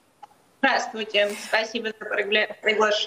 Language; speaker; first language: Russian; non-native, local second language; Georgian